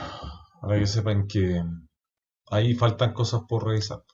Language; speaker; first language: Spanish; native; Spanish